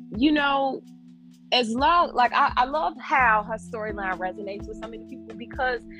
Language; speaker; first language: English; native; English